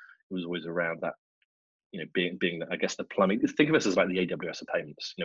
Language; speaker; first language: English; native; English